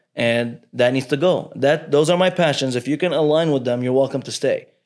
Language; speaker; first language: English; early bilingual, other home language; Arabic